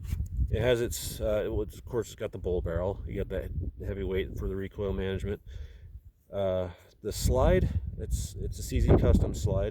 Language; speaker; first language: English; native; English